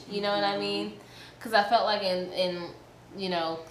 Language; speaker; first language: English; native; English